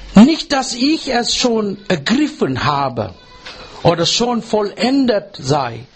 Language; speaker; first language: German; non-native, learner; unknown